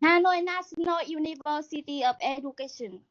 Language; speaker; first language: English; non-native, learner; Vietnamese